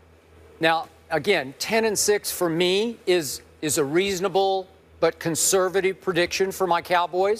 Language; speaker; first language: English; native; English